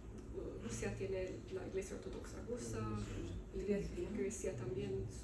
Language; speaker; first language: Spanish; non-native, learner; Romanian